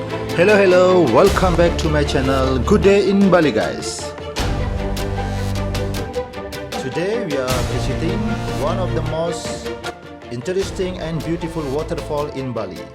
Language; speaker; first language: English; non-native, local second language; Indonesian